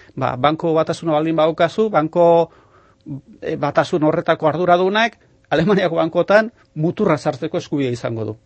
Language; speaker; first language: Basque; non-native, local second language; Spanish